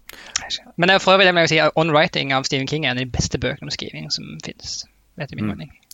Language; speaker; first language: Norwegian; native; Norwegian